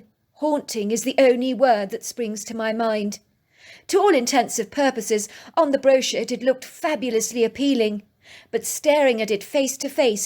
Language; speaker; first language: English; native; English